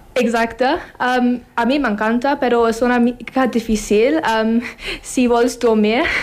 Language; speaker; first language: Catalan; non-native, learner; English